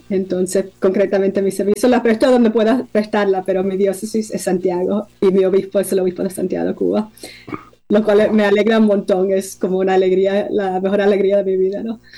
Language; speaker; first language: Spanish; early bilingual, heritage; Spanish